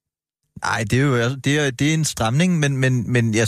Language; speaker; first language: Danish; native; Danish